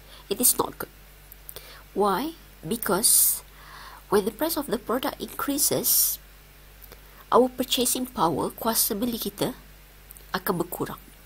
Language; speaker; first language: English; non-native, local second language; Malay